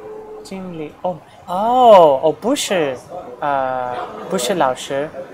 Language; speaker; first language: Chinese; non-native, learner; English